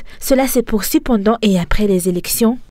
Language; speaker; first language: French; non-native, local second language; Malagasy